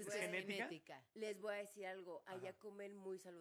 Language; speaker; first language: Spanish; native; Spanish